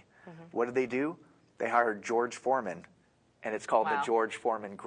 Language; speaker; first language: English; native; English